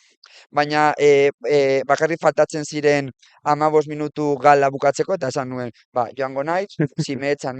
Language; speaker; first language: Basque; non-native, local second language; Spanish